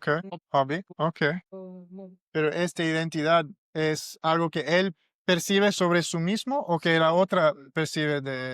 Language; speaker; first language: Spanish; non-native, learner; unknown